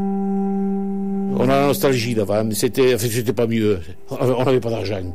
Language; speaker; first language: French; native; French